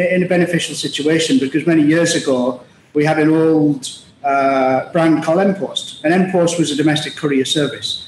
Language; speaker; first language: English; native; English